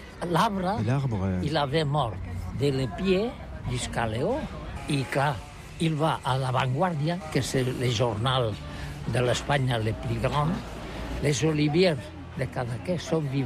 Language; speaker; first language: French; non-native, learner; Catalan